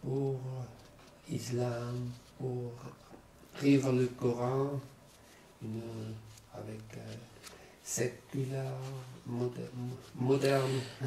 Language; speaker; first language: French; non-native, learner; German